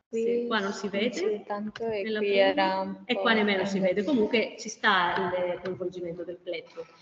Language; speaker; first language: Italian; non-native, fluent; Greek